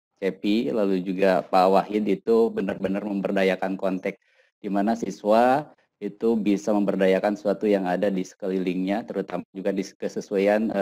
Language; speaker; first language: Indonesian; native; Indonesian